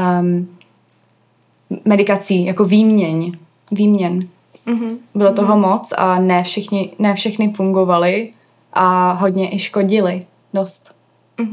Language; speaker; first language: Czech; early bilingual, other home language; English